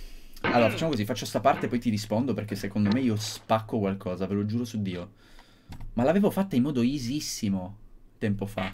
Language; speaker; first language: Italian; native; Italian